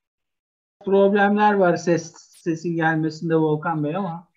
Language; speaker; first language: Turkish; native; Turkish